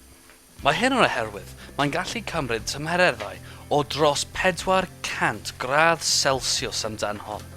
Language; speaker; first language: Welsh; non-native, local second language; English